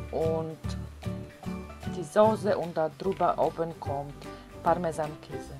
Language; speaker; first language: German; non-native, fluent; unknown